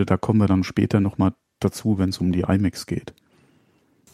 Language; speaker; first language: German; native; German